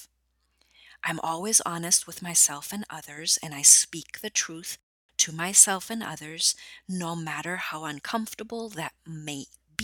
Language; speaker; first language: English; non-native, fluent; German